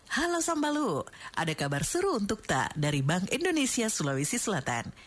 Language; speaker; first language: Indonesian; native; Indonesian